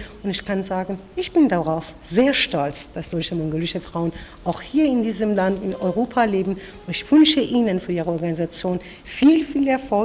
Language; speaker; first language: German; non-native, fluent; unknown